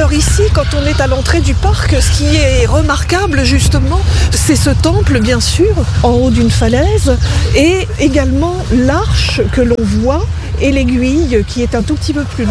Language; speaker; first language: French; native; French